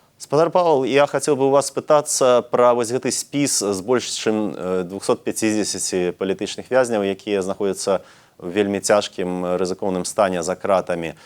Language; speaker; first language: Belarusian; native; Belarusian